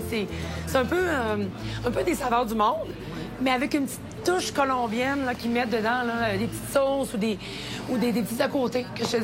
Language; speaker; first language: French; native; French